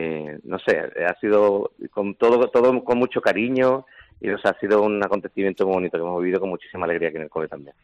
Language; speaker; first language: Spanish; native; Spanish